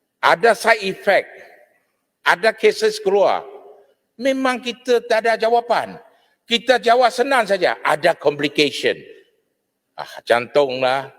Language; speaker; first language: Malay; non-native, local second language; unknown